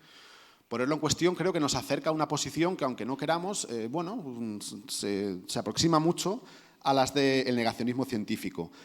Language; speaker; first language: Spanish; native; Spanish